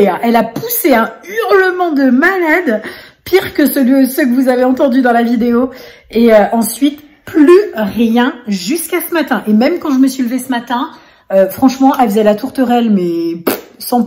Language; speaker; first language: French; native; French